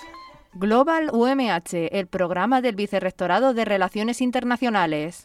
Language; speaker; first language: Spanish; native; Spanish